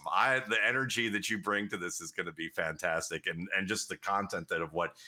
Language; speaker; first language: English; native; English